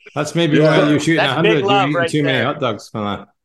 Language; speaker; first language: English; native; English